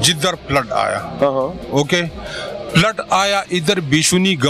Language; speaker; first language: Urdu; non-native, local second language; Pashto